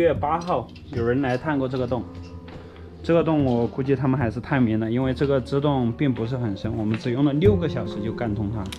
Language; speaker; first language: Chinese; native; Chinese